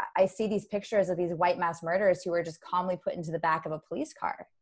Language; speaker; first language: English; native; English